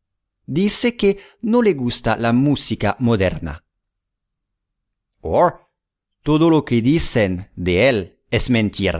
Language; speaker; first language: Spanish; non-native, fluent; English